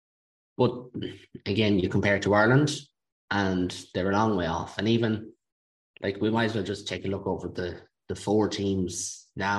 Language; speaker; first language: English; native; English